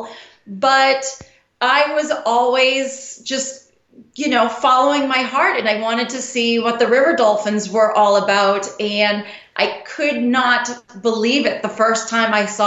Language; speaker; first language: English; native; English